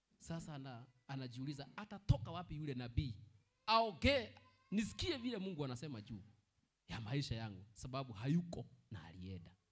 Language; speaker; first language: Swahili; non-native, local second language; Kikuyu